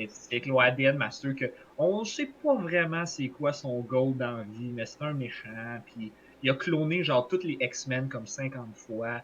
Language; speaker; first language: French; native; French